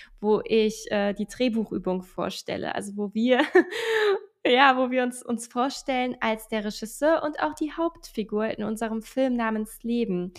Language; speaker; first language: German; native; German